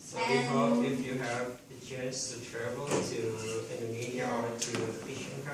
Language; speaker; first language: English; non-native, learner; Indonesian